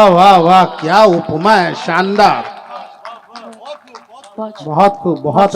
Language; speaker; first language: Hindi; native; Hindi